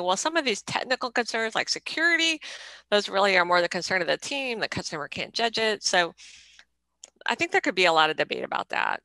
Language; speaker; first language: English; native; English